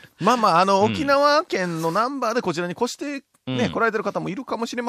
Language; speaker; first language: Japanese; native; Japanese